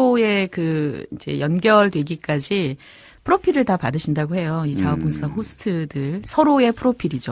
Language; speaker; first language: Korean; native; Korean